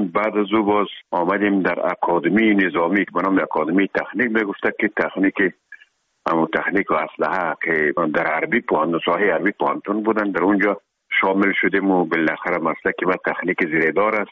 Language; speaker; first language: Persian; native; Persian